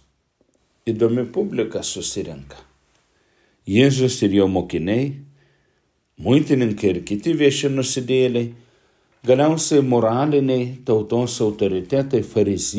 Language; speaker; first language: Lithuanian; native; Lithuanian